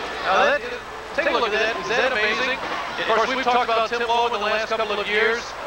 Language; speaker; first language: English; native; English